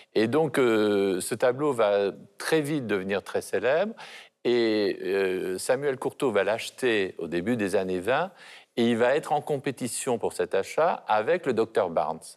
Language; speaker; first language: French; native; French